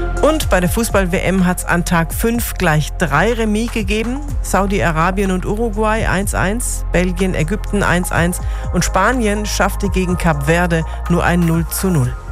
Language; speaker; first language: German; native; German